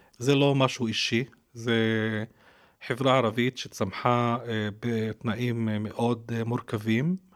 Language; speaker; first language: Hebrew; non-native, local second language; Arabic